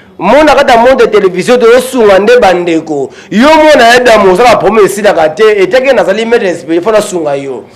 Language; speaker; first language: Lingala; non-native, local second language; Kongo